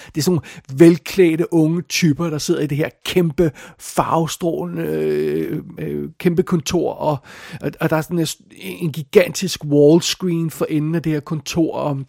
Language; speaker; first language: Danish; native; Danish